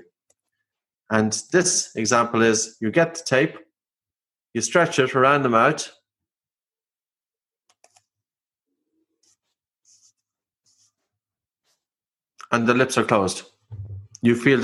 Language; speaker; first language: English; native; English